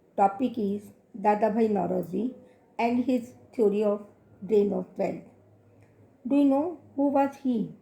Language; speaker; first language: English; non-native, local second language; Hindi